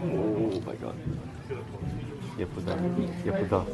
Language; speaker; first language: Korean; non-native, learner; English